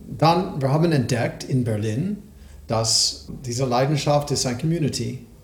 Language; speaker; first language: German; non-native, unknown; English